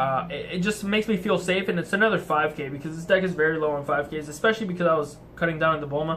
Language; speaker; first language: English; native; English